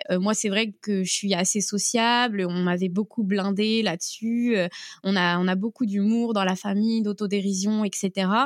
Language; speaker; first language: French; native; French